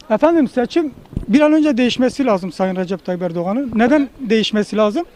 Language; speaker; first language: Turkish; native; Turkish